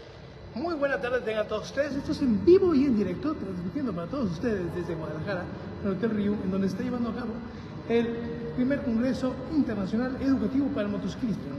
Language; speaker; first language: Spanish; native; Spanish